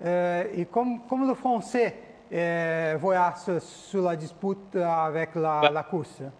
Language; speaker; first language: French; non-native, learner; Portuguese